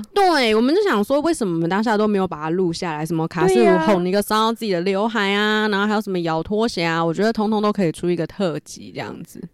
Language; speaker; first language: Chinese; native; Chinese